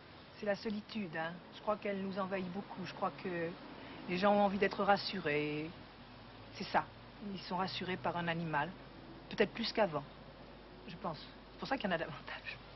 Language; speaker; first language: French; native; French